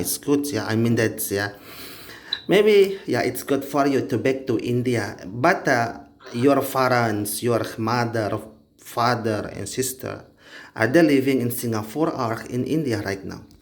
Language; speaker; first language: English; non-native, learner; Indonesian